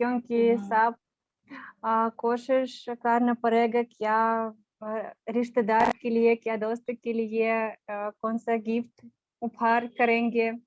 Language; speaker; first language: Hindi; non-native, learner; Russian